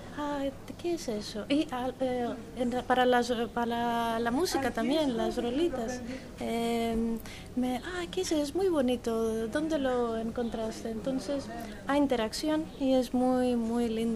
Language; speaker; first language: Spanish; non-native, fluent; Greek